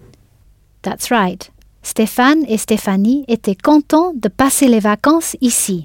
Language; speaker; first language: French; non-native, fluent; English